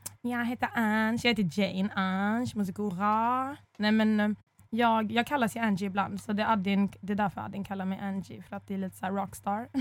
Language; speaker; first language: Swedish; early bilingual, other home language; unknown